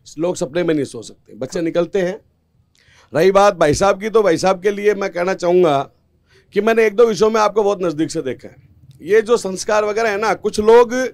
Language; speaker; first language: Hindi; native; Hindi